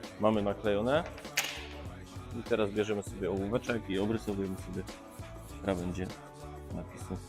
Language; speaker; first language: Polish; native; Polish